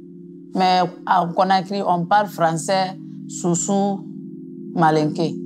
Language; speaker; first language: French; non-native, local second language; Mandingo